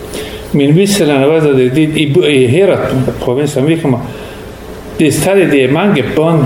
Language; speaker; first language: Danish; non-native, learner; Persian